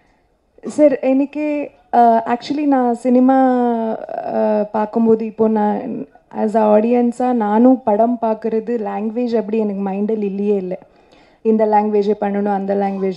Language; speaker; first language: Tamil; non-native, learner; Kannada